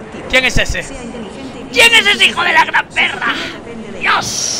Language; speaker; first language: Spanish; native; Spanish